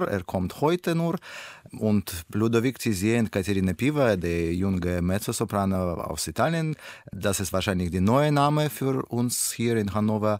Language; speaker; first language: German; non-native, learner; Russian